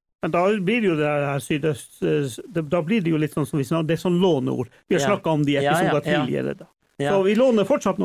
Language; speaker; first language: Norwegian; native; Norwegian